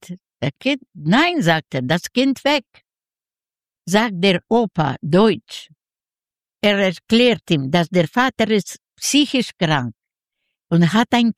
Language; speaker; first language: German; non-native, learner; Yiddish